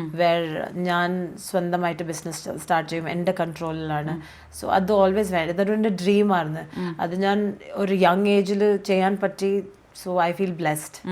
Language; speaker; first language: Malayalam; early bilingual, heritage; Malayalam